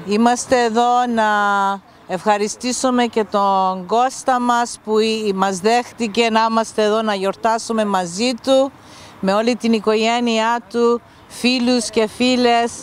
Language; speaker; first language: Greek; early bilingual, heritage; English